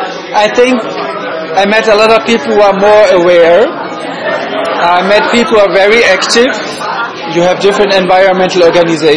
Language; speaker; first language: English; non-native, fluent; German